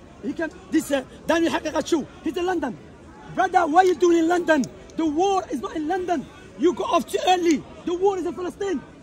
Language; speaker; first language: English; non-native, fluent; Arabic